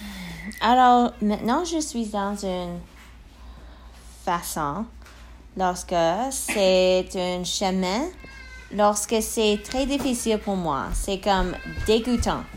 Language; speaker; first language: French; non-native, learner; English